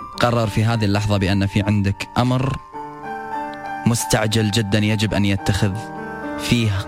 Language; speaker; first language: Arabic; native; Arabic